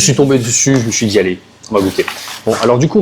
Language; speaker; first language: French; native; French